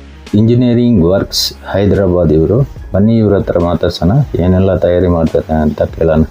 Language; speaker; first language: Kannada; native; Kannada